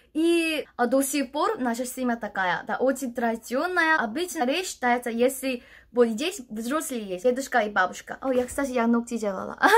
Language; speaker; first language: Russian; non-native, learner; Korean